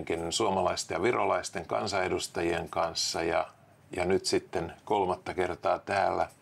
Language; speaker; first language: Finnish; native; Finnish